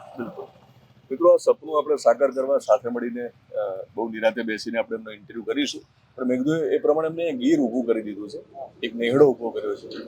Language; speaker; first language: Gujarati; native; Gujarati